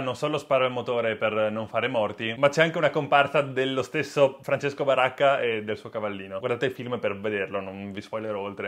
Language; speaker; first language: Italian; native; Italian